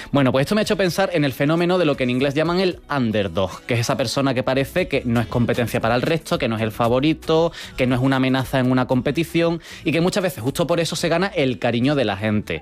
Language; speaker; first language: Spanish; native; Spanish